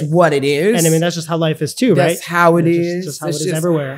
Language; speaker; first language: English; early bilingual, other home language; Russian